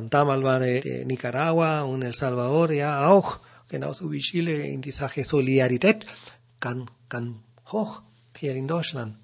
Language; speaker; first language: German; non-native, learner; Spanish